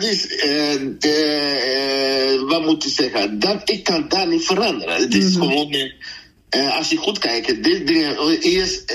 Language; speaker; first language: Dutch; non-native, learner; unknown